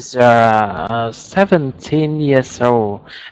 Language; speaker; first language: English; non-native, learner; Vietnamese